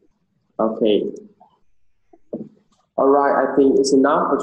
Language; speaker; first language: English; non-native, learner; Vietnamese